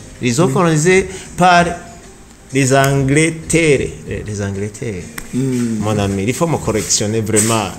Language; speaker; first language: French; non-native, learner; Rundi